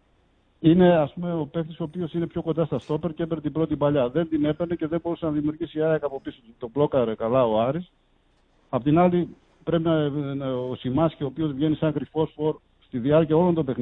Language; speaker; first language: Greek; native; Greek